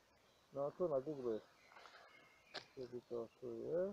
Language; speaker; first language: Polish; non-native, learner; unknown